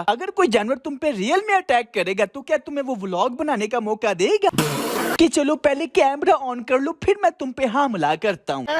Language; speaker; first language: Urdu; non-native, local second language; Punjabi